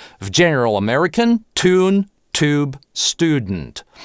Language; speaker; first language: English; non-native, fluent; Russian